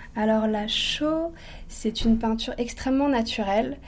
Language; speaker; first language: French; native; French